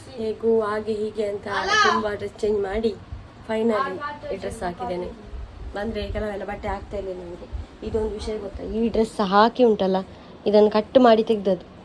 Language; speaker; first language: Kannada; non-native, local second language; Tulu